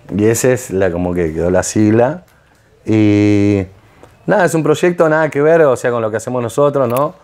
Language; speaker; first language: Spanish; native; Spanish